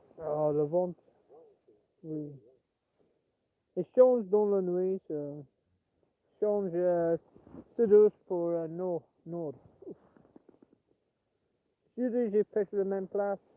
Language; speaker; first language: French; non-native, learner; English